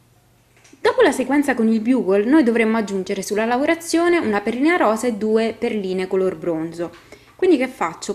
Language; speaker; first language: Italian; native; Italian